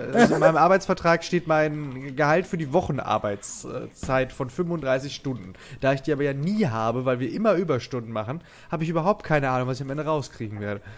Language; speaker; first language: German; native; German